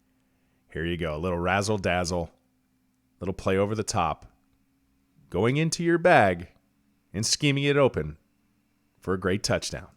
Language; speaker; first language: English; native; English